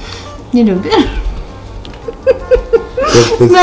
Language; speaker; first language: Russian; non-native, local second language; Armenian